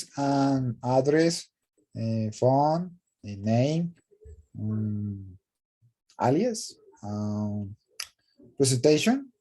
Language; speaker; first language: English; non-native, learner; Spanish